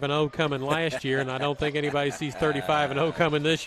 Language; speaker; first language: English; native; English